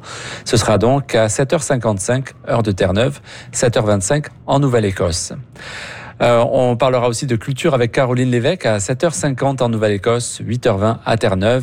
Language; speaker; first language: French; native; French